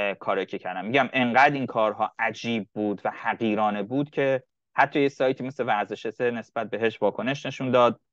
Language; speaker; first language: Persian; native; Persian